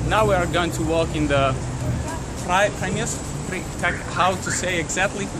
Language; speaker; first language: English; non-native, fluent; Italian